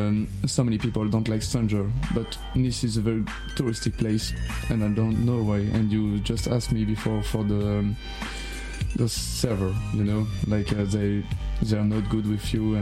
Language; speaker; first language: English; non-native, learner; French